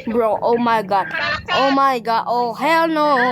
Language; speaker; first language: English; non-native, local second language; Filipino